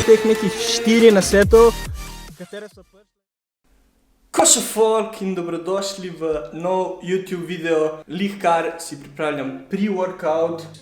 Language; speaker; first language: Slovenian; native; Slovenian